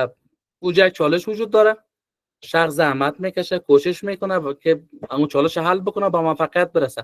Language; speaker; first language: Persian; native; Persian